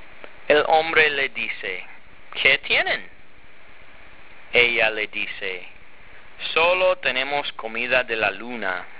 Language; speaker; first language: Spanish; non-native, fluent; English